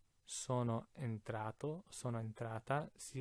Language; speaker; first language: Italian; non-native, fluent; English